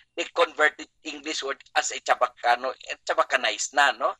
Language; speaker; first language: English; non-native, local second language; Chavacano